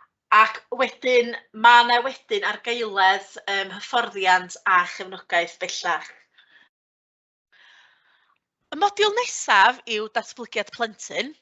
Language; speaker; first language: Welsh; native; Welsh